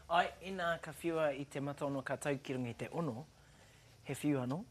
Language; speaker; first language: Māori; non-native, learner; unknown